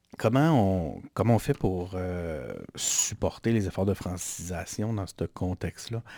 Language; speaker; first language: French; native; French